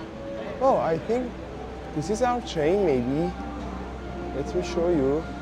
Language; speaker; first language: English; non-native, fluent; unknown